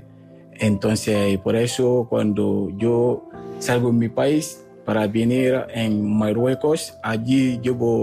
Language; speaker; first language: Spanish; non-native, fluent; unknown